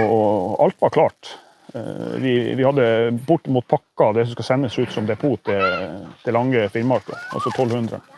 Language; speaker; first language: Norwegian; native; Norwegian